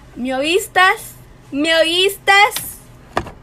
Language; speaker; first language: Spanish; early bilingual, other home language; English